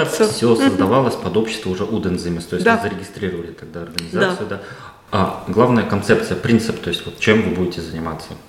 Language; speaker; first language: Russian; native; Russian